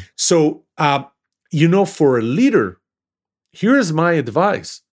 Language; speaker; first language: English; non-native, fluent; Hebrew